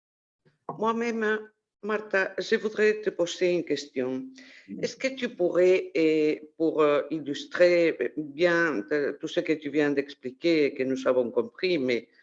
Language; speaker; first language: French; non-native, fluent; Spanish